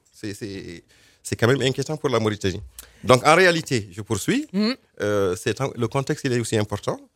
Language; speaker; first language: French; non-native, local second language; Fula